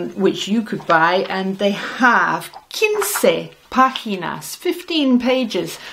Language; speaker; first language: English; native; English